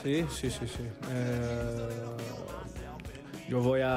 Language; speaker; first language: Spanish; non-native, fluent; Italian